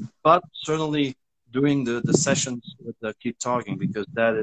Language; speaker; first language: English; non-native, fluent; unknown